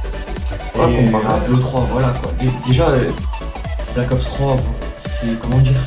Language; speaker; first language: French; native; French